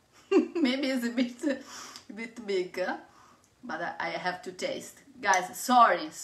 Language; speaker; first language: English; non-native, fluent; Italian